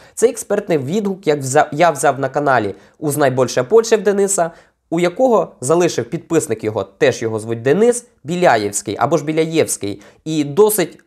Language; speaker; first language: Ukrainian; native; Ukrainian